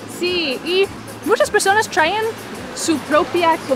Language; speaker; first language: Spanish; non-native, fluent; English